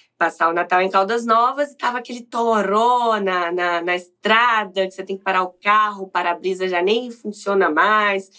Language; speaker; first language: Portuguese; native; Portuguese